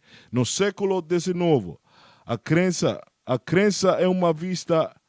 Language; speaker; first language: Portuguese; non-native, learner; Spanish